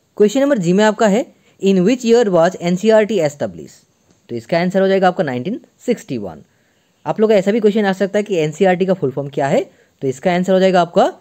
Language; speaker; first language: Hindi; non-native, local second language; Assamese